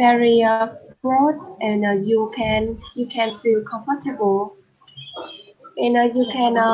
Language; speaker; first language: English; non-native, learner; Vietnamese